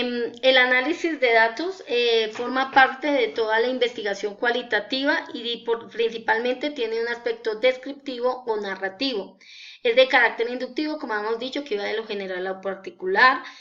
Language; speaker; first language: Spanish; native; Spanish